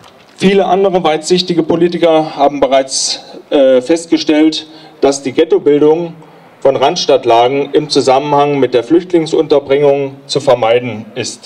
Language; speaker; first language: German; native; German